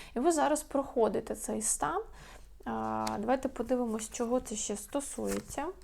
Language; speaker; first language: Ukrainian; non-native, local second language; Russian